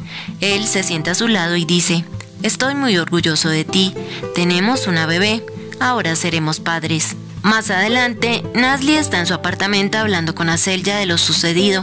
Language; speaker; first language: Spanish; native; Spanish